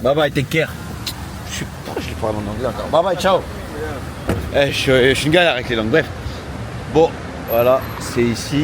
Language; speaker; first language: French; native; French